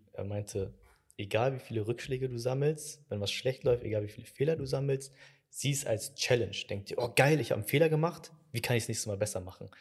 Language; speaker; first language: German; early bilingual, other home language; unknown